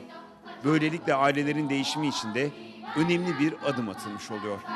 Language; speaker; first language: Turkish; native; Turkish